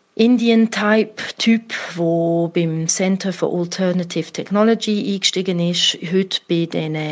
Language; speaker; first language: German; native; German